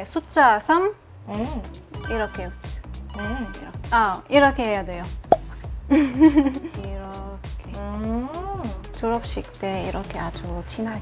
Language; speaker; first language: Korean; non-native, learner; Arabic